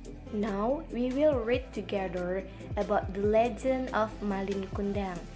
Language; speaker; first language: English; non-native, fluent; Indonesian